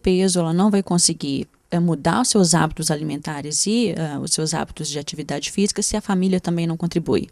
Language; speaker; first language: Portuguese; native; Portuguese